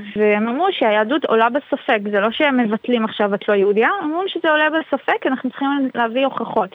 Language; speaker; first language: Hebrew; early bilingual, other home language; Russian